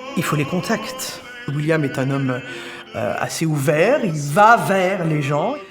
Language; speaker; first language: French; native; French